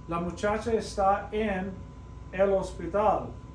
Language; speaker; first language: Spanish; non-native, fluent; English